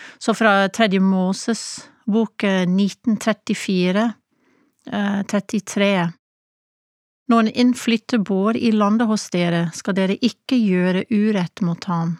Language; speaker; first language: Norwegian; non-native, fluent; English